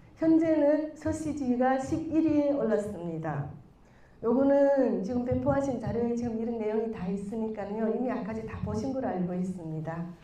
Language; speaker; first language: Korean; non-native, fluent; Chinese